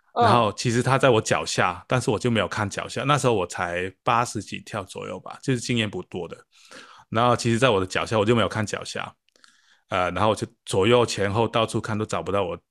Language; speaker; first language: Chinese; non-native, local second language; Cantonese